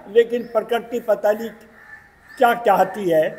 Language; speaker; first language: Hindi; native; Hindi